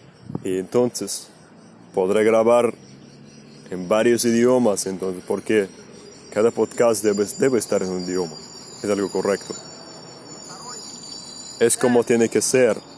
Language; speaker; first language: Spanish; non-native, fluent; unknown